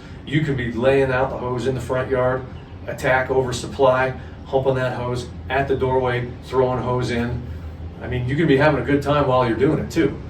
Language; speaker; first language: English; native; English